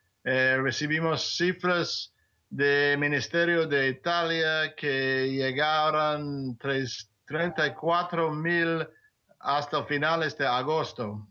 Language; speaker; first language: Spanish; non-native, fluent; English